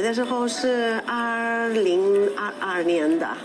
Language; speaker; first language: Chinese; non-native, learner; Spanish